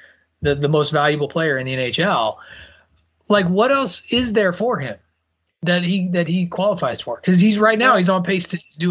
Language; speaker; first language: English; native; English